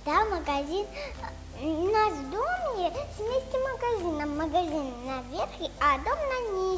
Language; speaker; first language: Russian; non-native, learner; Tajik